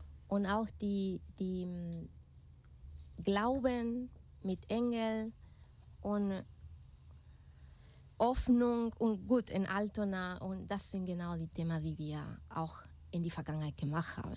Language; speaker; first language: German; non-native, fluent; Spanish